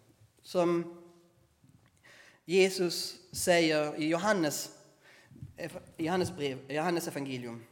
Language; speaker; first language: Swedish; non-native, fluent; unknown